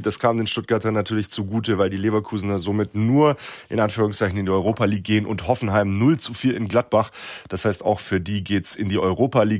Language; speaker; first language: German; native; German